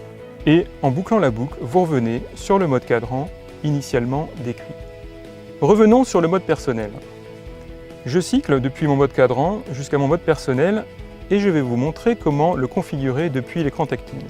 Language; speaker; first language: French; native; French